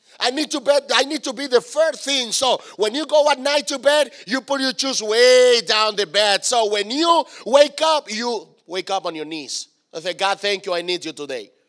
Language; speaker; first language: English; non-native, fluent; Spanish